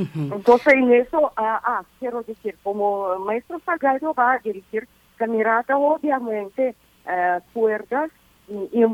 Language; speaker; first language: Spanish; non-native, fluent; Russian